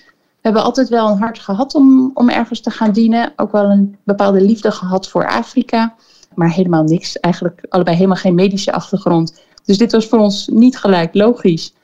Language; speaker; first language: Dutch; native; Dutch